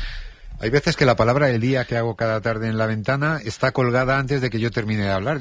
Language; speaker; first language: Spanish; native; Spanish